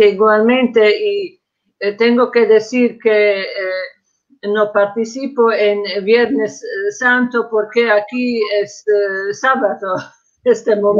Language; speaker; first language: Spanish; non-native, fluent; Croatian